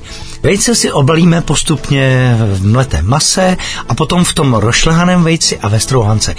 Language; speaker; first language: Czech; native; Czech